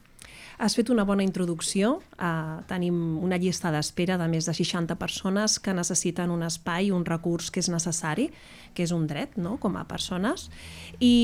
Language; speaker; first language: Catalan; native; Catalan